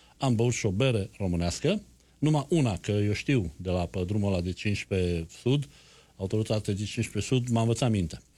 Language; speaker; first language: Romanian; native; Romanian